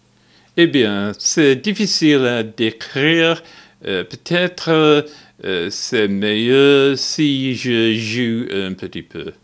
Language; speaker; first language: French; non-native, learner; English